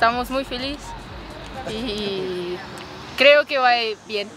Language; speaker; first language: Spanish; non-native, learner; Portuguese